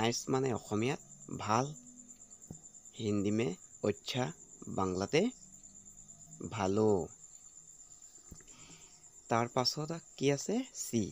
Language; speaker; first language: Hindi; non-native, local second language; Assamese